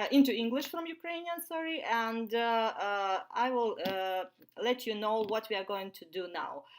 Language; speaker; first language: English; non-native, fluent; Ukrainian